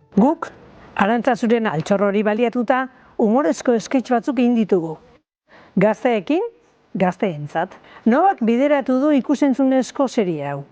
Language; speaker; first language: Basque; native; Basque